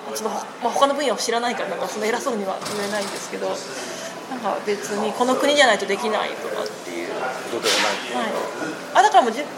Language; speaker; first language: Japanese; native; Japanese